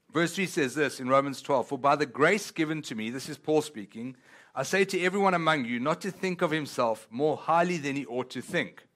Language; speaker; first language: English; non-native, local second language; Italian